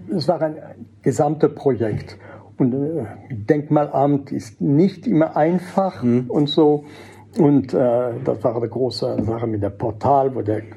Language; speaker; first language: German; non-native, fluent; French